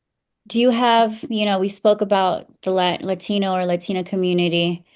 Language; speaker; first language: English; native; English